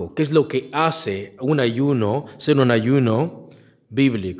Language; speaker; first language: Spanish; native; Spanish